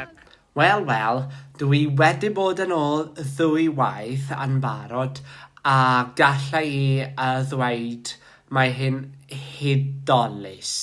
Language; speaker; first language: Welsh; non-native, learner; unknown